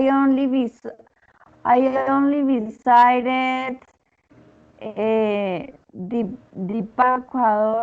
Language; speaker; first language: English; non-native, learner; Spanish